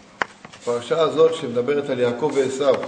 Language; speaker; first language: Hebrew; native; Hebrew